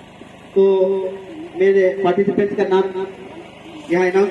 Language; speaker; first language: Hindi; non-native, local second language; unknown